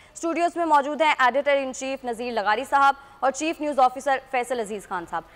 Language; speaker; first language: Urdu; native; Urdu